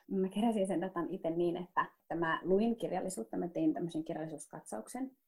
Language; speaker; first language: Finnish; early bilingual, other home language; Somali